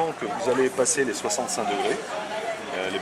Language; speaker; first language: French; native; French